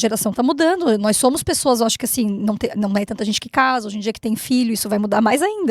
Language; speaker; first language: Portuguese; native; Portuguese